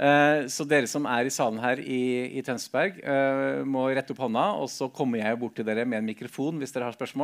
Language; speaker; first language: Norwegian; native; Norwegian